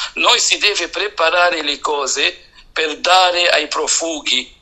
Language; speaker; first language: Italian; non-native, fluent; Arabic